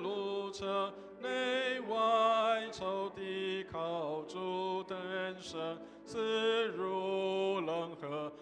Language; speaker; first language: Chinese; native; Chinese